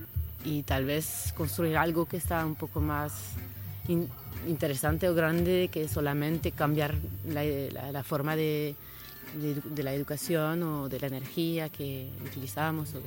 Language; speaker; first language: Spanish; non-native, fluent; French